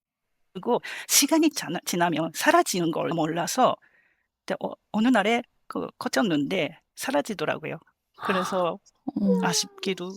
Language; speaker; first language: Korean; non-native, fluent; Japanese